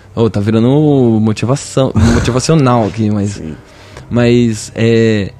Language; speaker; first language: Portuguese; native; Portuguese